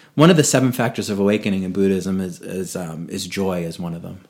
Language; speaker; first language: English; native; English